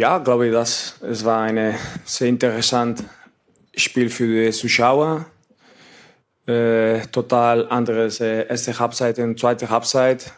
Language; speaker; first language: German; non-native, learner; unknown